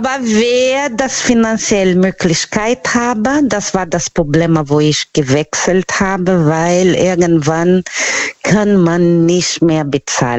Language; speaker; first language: German; non-native, learner; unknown